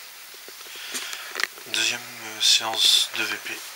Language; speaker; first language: French; native; French